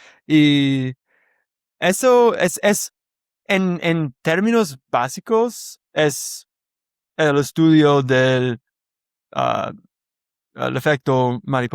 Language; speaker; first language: Spanish; non-native, learner; English